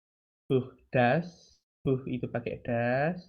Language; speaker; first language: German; non-native, learner; Indonesian